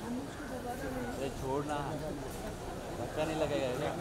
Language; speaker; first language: Hindi; native; Hindi